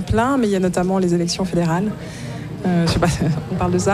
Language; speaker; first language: French; native; French